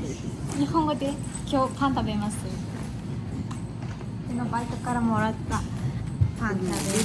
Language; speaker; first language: Japanese; non-native, learner; Mongolian